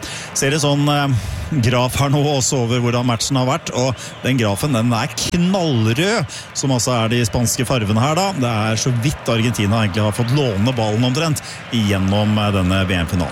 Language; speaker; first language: Norwegian; native; Norwegian